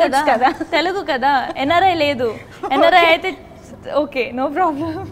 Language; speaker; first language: Telugu; non-native, local second language; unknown